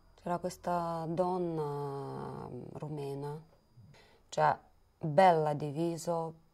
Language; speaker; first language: Italian; non-native, fluent; Romanian